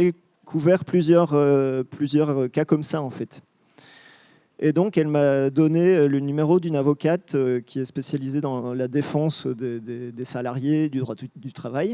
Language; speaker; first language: French; native; French